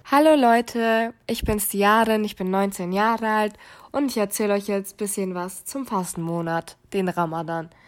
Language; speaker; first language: German; native; German